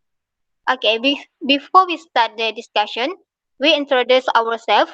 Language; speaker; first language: English; non-native, local second language; Malay